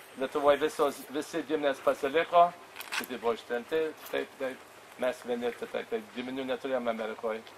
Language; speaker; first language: Lithuanian; early bilingual, heritage; Lithuanian